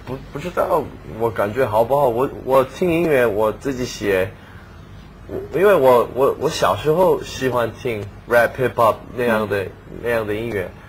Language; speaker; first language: Chinese; non-native, learner; Korean